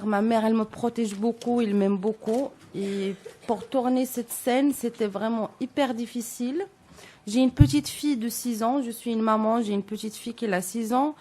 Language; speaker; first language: French; non-native, local second language; Arabic